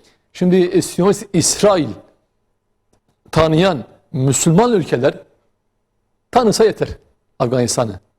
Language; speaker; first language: Turkish; native; Turkish